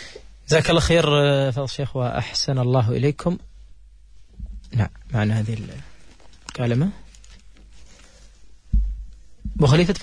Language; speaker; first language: Arabic; native; Arabic